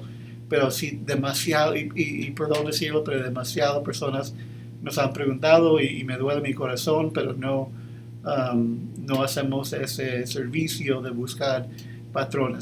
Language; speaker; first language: Spanish; early bilingual, heritage; English